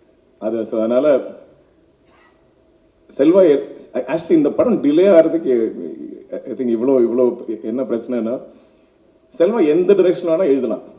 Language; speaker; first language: Tamil; non-native, local second language; Malayalam